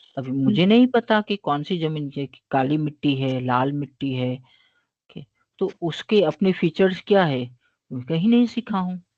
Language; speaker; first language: Hindi; non-native, local second language; Gujarati